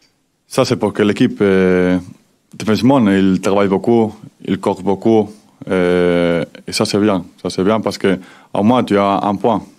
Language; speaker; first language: French; non-native, fluent; Spanish